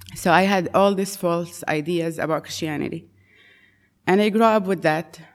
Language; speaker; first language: English; non-native, fluent; Arabic